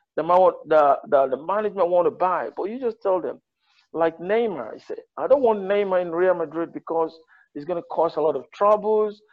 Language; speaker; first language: English; non-native, local second language; Yoruba